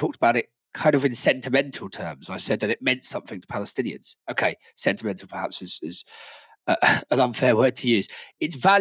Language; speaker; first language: English; native; English